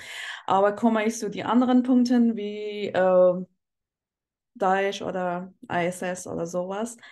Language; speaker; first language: German; non-native, fluent; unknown